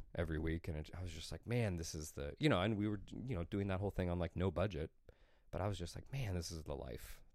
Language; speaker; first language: English; native; English